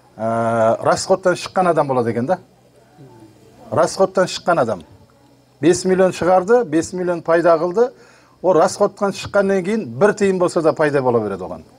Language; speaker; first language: Kazakh; native; Kazakh